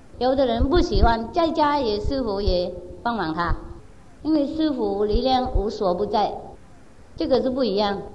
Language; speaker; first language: Chinese; non-native, fluent; Vietnamese